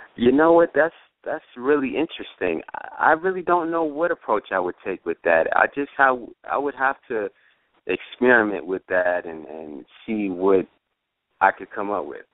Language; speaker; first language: English; native; English